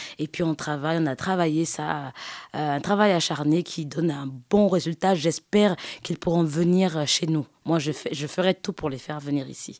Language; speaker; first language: French; early bilingual, other home language; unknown